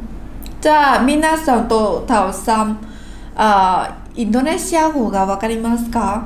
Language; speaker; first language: Japanese; non-native, fluent; Vietnamese